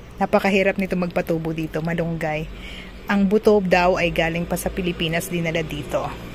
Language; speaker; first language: Filipino; non-native, local second language; Cebuano